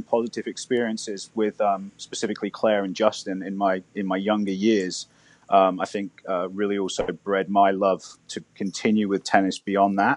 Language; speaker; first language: English; native; English